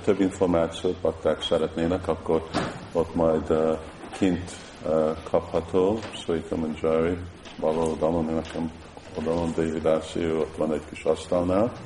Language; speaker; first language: Hungarian; early bilingual, heritage; Hungarian